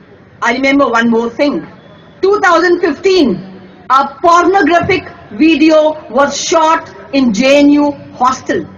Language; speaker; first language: English; non-native, local second language; Hindi